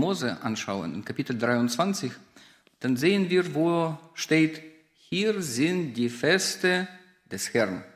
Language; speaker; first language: German; non-native, fluent; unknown